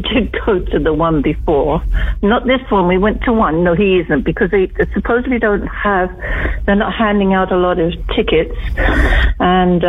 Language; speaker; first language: English; native; English